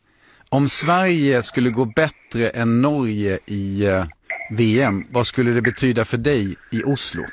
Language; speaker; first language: Swedish; native; Swedish